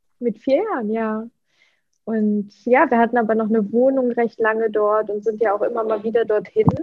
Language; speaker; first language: German; early bilingual, other home language; Russian